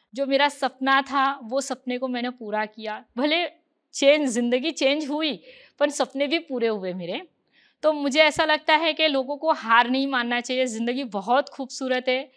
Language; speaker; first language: Hindi; native; Hindi